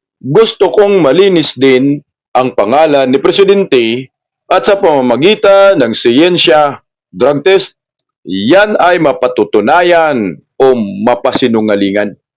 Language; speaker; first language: Filipino; non-native, local second language; Cebuano